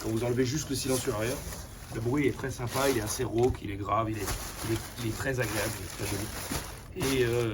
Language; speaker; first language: French; native; French